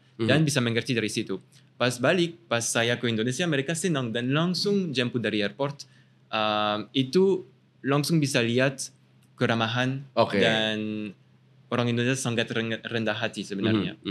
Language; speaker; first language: Indonesian; non-native, fluent; French